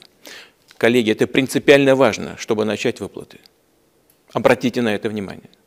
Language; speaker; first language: Russian; native; Russian